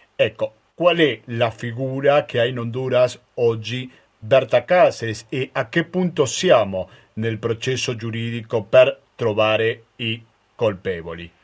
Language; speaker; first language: Italian; non-native, fluent; Spanish